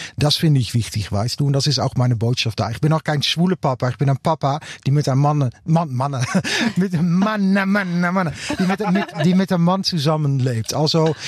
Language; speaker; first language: German; non-native, learner; Dutch